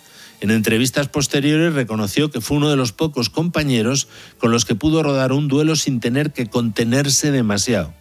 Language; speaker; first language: Spanish; native; Spanish